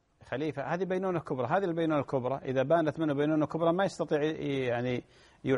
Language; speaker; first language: Arabic; native; Arabic